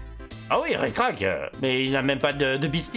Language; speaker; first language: French; native; French